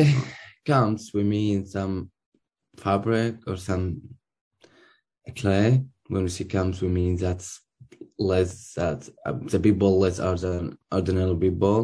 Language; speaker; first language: English; non-native, learner; Arabic